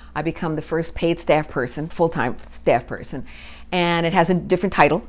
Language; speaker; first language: English; native; English